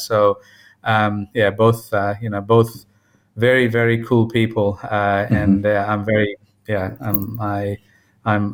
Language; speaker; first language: English; non-native, local second language; Tamil